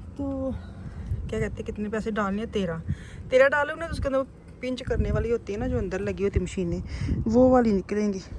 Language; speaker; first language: Urdu; non-native, local second language; Punjabi